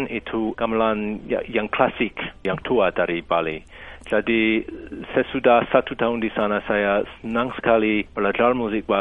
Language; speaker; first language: Indonesian; non-native, fluent; English